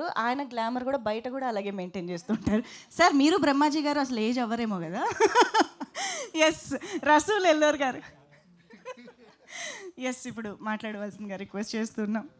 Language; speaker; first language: Telugu; native; Telugu